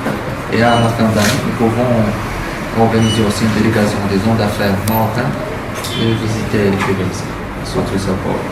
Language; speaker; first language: French; non-native, local second language; Arabic